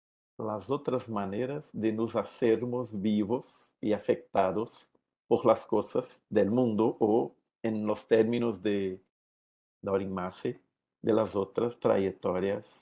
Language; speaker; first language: Spanish; non-native, learner; Portuguese